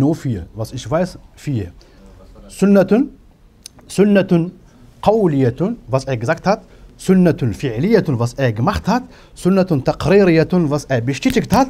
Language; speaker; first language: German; non-native, fluent; Arabic